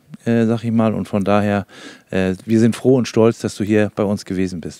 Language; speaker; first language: German; native; German